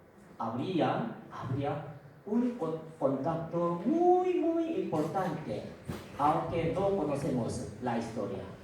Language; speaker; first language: Spanish; non-native, fluent; Korean